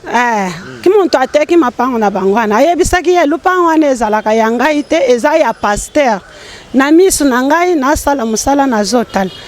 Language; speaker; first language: Lingala; non-native, local second language; Swahili